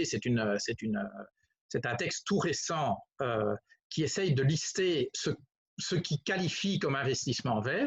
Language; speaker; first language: French; native; French